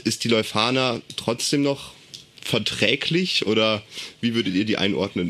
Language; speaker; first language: German; native; German